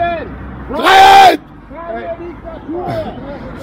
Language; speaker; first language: German; native; German